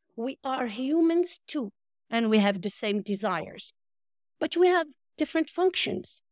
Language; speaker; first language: English; non-native, fluent; Arabic